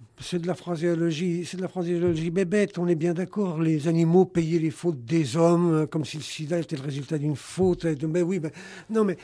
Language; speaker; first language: French; native; French